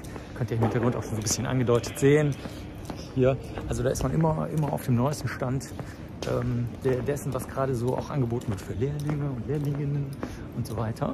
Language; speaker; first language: German; native; German